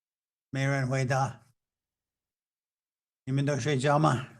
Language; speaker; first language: Chinese; non-native, fluent; English